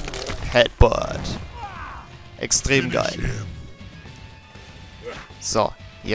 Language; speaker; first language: German; native; German